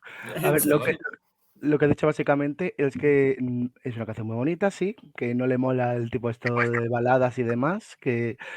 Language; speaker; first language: Spanish; native; Spanish